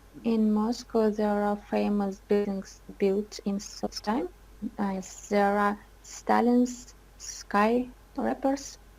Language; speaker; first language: English; non-native, learner; Russian